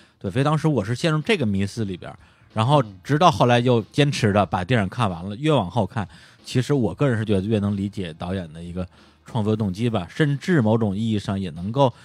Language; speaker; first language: Chinese; native; Chinese